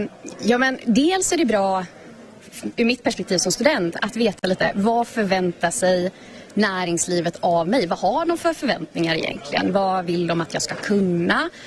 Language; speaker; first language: Swedish; native; Swedish